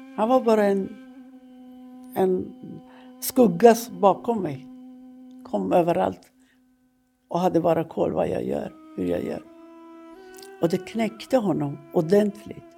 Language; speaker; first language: Swedish; non-native, fluent; Persian